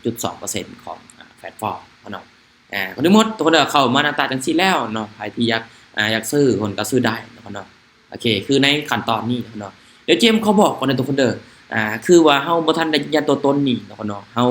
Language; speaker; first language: Thai; non-native, local second language; Lao